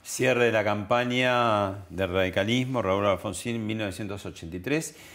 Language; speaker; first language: Spanish; native; Spanish